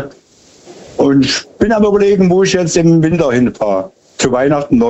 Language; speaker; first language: German; native; German